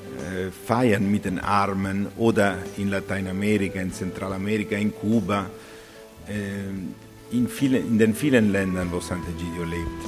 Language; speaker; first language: German; non-native, fluent; Italian